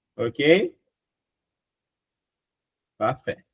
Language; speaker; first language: French; non-native, fluent; Portuguese